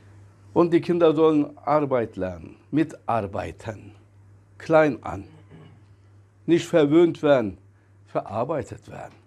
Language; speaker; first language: German; non-native, fluent; Turkish